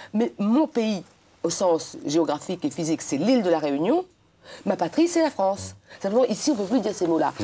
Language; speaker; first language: French; non-native, local second language; Réunion Creole French